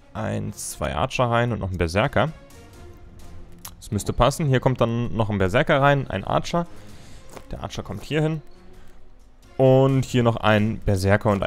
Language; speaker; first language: German; native; German